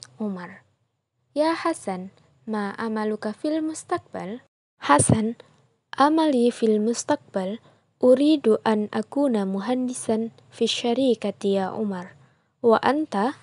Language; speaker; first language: Arabic; non-native, fluent; Indonesian